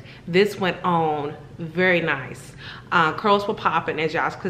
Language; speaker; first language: English; native; English